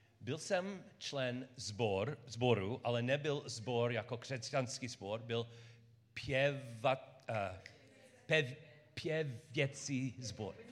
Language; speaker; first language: Czech; non-native, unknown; English